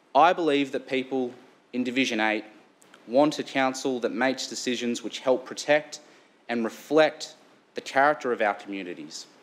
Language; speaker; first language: English; native; English